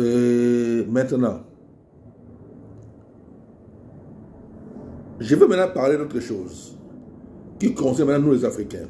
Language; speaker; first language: French; non-native, local second language; Lingala